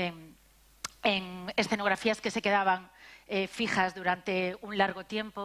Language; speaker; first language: Spanish; native; Spanish